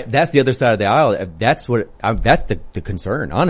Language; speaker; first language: English; native; English